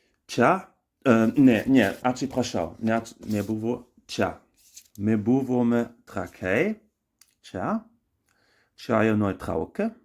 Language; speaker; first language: Lithuanian; non-native, learner; German